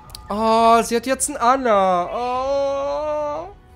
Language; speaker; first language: German; native; German